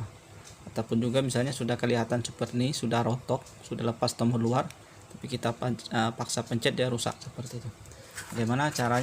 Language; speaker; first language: Indonesian; native; Indonesian